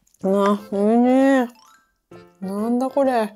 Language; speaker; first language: Japanese; native; Japanese